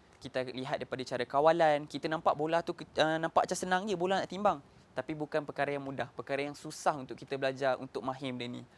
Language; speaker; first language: Malay; native; Malay